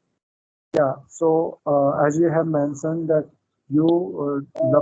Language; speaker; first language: English; non-native, local second language; Hindi